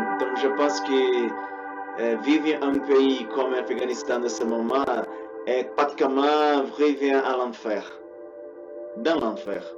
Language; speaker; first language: French; non-native, learner; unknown